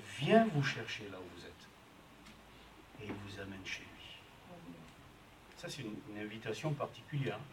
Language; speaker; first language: French; native; French